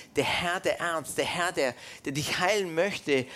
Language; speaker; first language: German; non-native, fluent; English